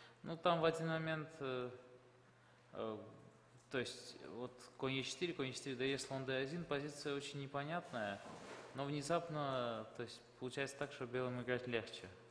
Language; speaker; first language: Russian; non-native, local second language; Armenian